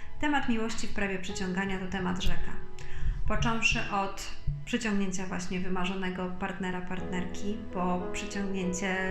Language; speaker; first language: Polish; native; Polish